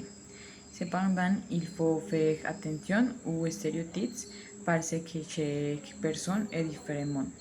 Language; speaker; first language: French; non-native, learner; Spanish